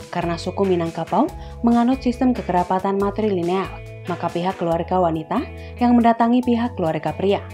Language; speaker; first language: Indonesian; native; Indonesian